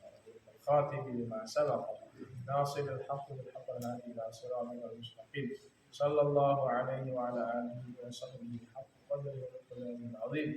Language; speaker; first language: Arabic; non-native, fluent; Sasak